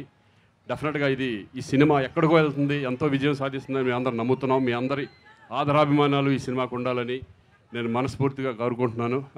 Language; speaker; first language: Telugu; native; Telugu